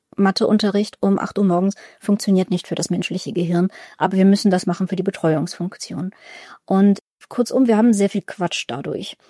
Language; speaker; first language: German; early bilingual, other home language; Russian